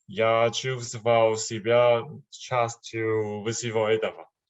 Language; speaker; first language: Russian; non-native, learner; Chinese